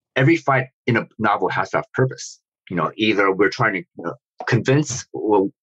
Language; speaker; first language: English; native; English